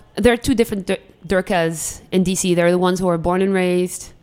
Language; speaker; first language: English; non-native, fluent; Arabic